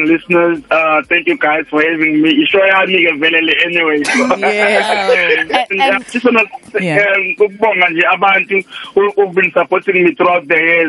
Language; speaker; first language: English; non-native, local second language; Zulu